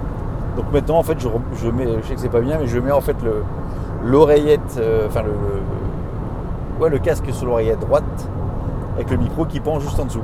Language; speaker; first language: French; native; French